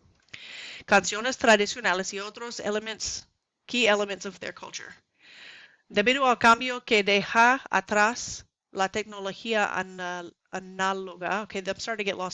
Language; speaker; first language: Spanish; non-native, learner; English